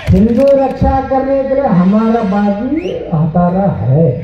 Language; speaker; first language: Hindi; non-native, local second language; Kannada